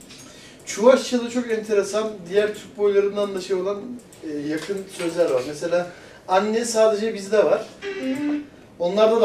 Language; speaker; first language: Turkish; native; Turkish